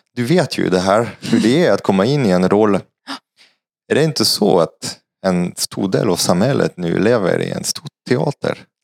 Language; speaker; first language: Swedish; non-native, fluent; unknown